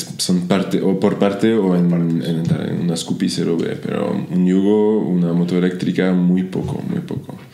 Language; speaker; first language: Spanish; non-native, fluent; French